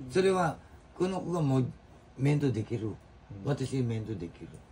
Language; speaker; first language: Japanese; non-native, learner; Filipino